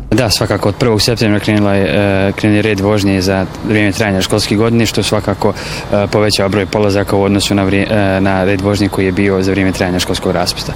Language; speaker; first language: Bosnian; native; Bosnian